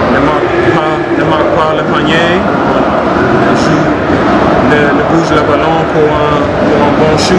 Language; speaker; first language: French; non-native, learner; Greek